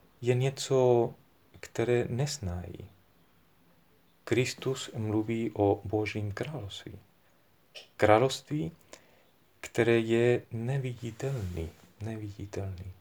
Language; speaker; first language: Czech; non-native, fluent; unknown